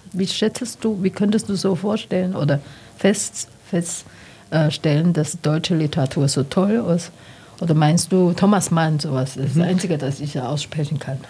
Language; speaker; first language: German; non-native, learner; Chinese